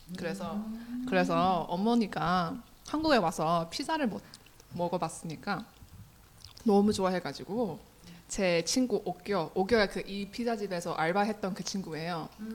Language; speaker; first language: Korean; non-native, fluent; Chinese